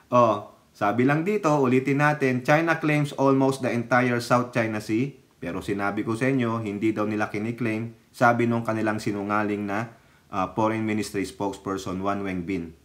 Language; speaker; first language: Filipino; native; Filipino